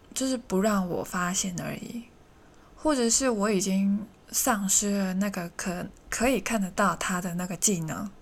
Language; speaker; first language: Chinese; non-native, local second language; Cantonese